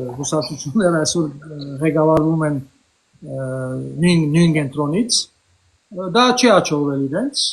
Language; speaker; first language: Armenian; early bilingual, heritage; Armenian